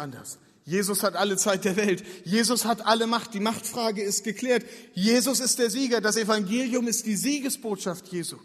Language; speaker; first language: German; native; German